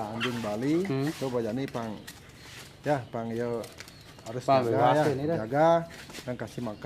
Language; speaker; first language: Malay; non-native, local second language; Balinese